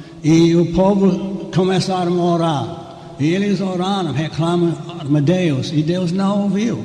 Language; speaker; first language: Portuguese; non-native, fluent; English